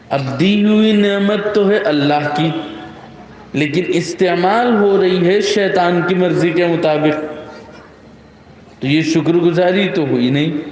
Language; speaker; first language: Urdu; native; Urdu